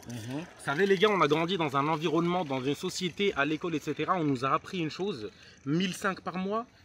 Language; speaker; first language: French; non-native, local second language; Arabic